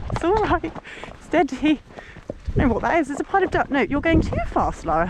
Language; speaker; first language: English; native; English